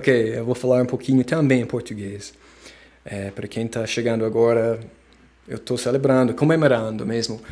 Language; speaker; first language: Portuguese; non-native, fluent; English